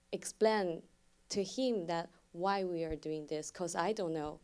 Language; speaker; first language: English; non-native, learner; Chinese